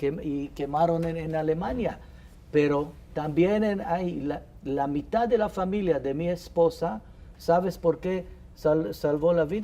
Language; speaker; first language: Spanish; non-native, fluent; Hebrew